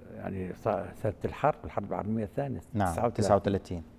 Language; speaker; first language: Arabic; native; Arabic